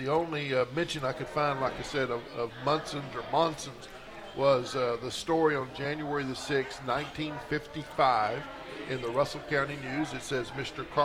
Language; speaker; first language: English; native; English